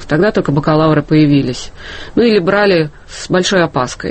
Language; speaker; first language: Russian; native; Russian